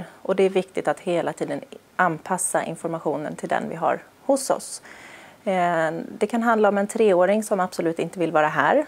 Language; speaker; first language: Swedish; native; Swedish